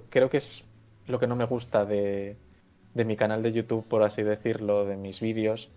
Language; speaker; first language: Spanish; native; Spanish